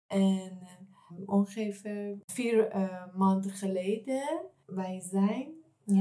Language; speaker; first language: Dutch; non-native, learner; Persian